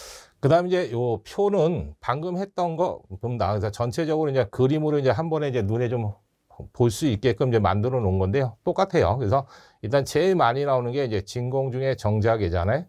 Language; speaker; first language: Korean; native; Korean